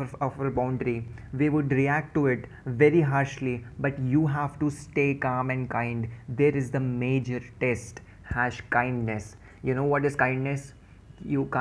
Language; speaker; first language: English; non-native, local second language; Hindi